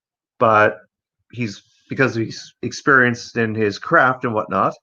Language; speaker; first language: English; native; English